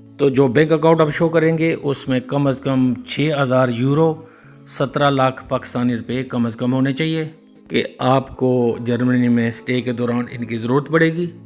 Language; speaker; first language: Urdu; native; Urdu